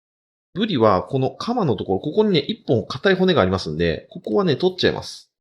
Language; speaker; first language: Japanese; native; Japanese